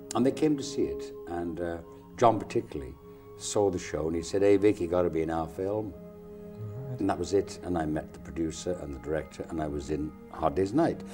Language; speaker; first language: English; native; English